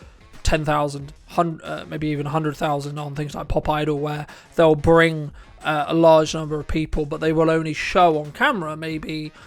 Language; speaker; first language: English; native; English